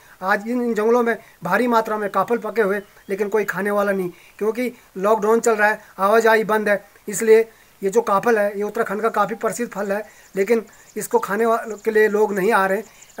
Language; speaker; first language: Hindi; native; Hindi